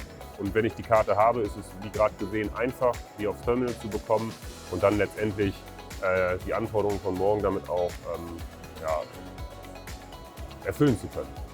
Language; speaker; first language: German; native; German